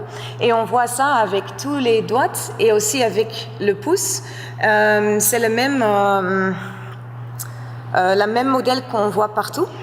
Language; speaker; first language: French; non-native, fluent; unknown